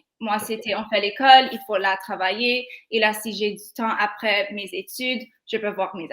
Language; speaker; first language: French; non-native, local second language; English